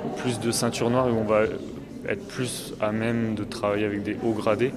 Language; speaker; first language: French; native; French